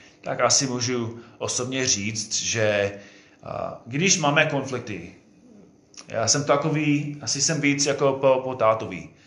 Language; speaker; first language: Czech; non-native, fluent; English